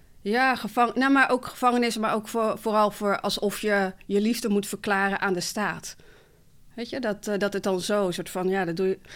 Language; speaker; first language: Dutch; early bilingual, other home language; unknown